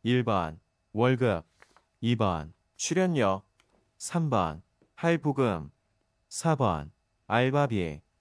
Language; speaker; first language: Korean; native; Korean